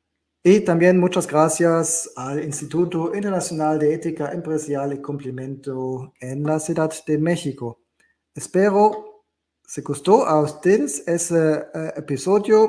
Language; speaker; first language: Spanish; non-native, fluent; German